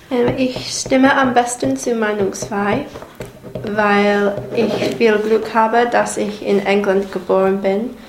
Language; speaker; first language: German; non-native, learner; English